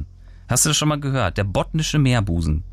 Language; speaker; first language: German; native; German